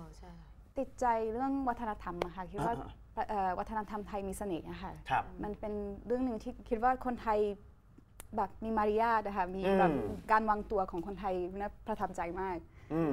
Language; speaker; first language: Thai; non-native, fluent; Portuguese